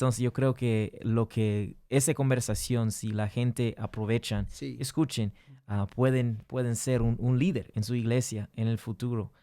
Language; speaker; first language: Spanish; early bilingual, heritage; English